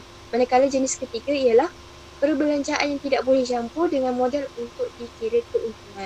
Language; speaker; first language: Malay; native; Malay